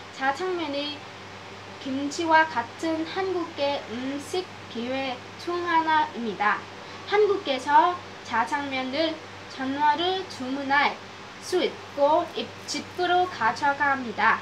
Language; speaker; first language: Korean; non-native, learner; Vietnamese